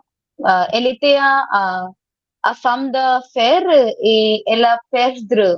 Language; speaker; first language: French; non-native, learner; Hindi